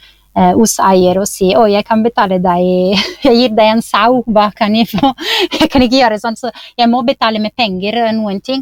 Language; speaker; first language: Norwegian; non-native, fluent; Italian